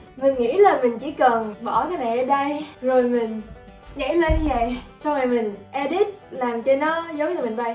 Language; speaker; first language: Vietnamese; early bilingual, other home language; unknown